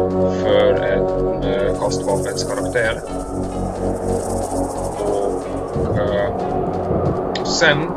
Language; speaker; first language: Swedish; non-native, learner; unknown